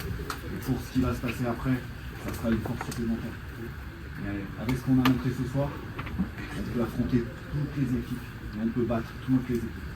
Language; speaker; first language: French; native; French